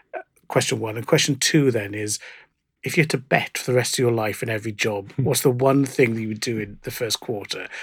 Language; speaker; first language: English; native; English